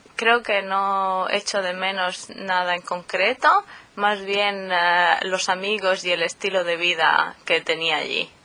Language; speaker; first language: Spanish; native; Spanish